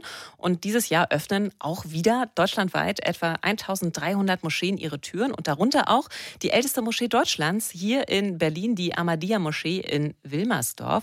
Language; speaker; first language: German; native; German